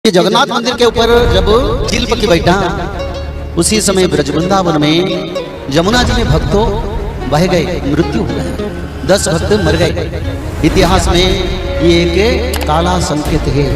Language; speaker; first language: Hindi; non-native, local second language; Odia